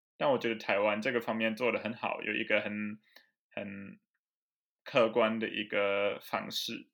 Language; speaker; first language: Chinese; non-native, fluent; German